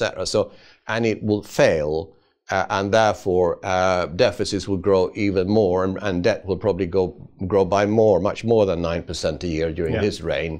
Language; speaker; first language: English; non-native, fluent; Swedish